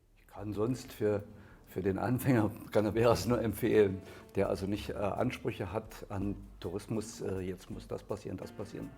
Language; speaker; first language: German; native; German